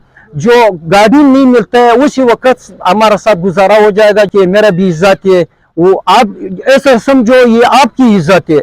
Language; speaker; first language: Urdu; non-native, learner; Pashto